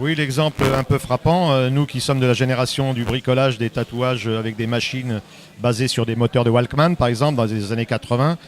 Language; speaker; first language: French; native; French